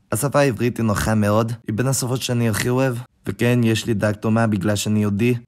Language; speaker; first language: Hebrew; non-native, learner; English